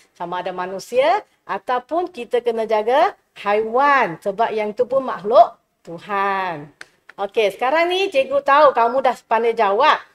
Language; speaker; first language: Malay; non-native, local second language; Chinese